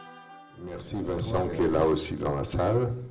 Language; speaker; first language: French; non-native, fluent; Portuguese